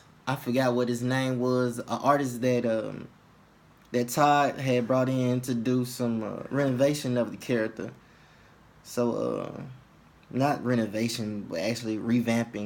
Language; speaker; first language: English; native; English